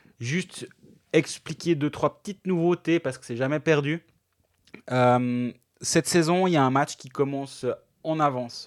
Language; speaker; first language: French; native; French